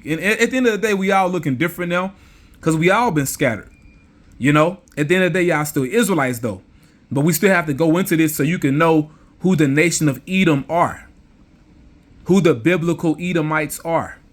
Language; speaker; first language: English; native; English